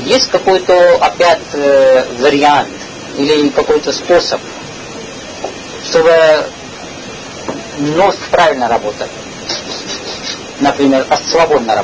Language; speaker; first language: Russian; non-native, learner; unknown